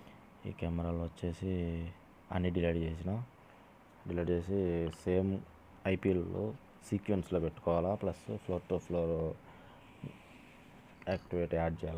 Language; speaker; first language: Telugu; native; Telugu